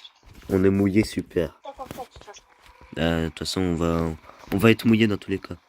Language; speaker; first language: French; native; French